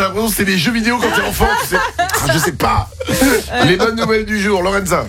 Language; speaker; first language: French; native; French